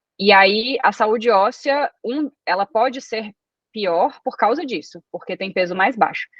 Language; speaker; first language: Portuguese; early bilingual, other home language; Italian